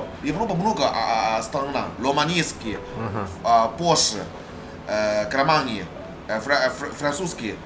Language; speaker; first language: Russian; non-native, learner; Chinese